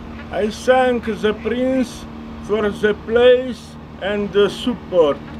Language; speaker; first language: English; non-native, learner; Italian